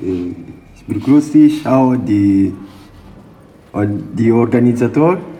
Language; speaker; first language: German; non-native, learner; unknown